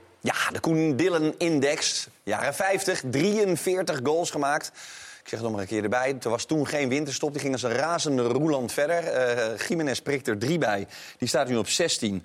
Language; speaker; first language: Dutch; native; Dutch